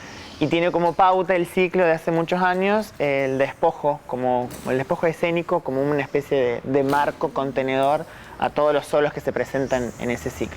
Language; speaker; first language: Spanish; native; Spanish